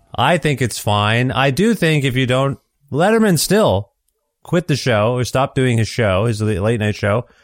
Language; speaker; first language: English; native; English